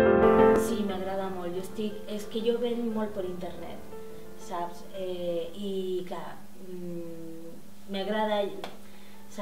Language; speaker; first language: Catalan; non-native, learner; Spanish